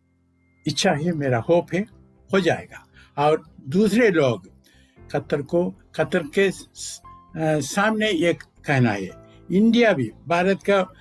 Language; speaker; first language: Hindi; non-native, fluent; Malayalam